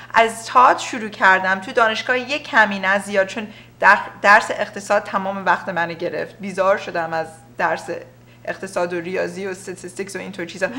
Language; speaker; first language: Persian; early bilingual, heritage; Persian